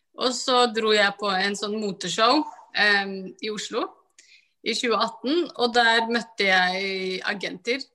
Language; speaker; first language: Norwegian; early bilingual, other home language; Somali